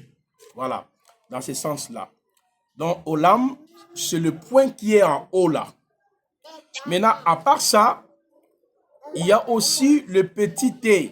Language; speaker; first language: French; non-native, local second language; Lingala